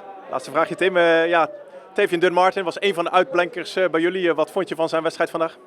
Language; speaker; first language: Dutch; native; Dutch